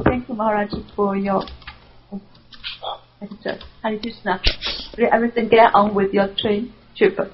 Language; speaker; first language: English; non-native, learner; Chinese